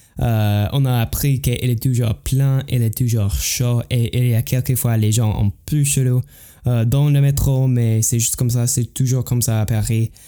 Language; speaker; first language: French; non-native, learner; English